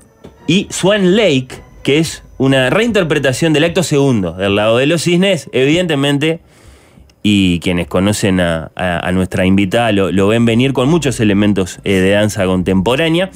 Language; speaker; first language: Spanish; native; Spanish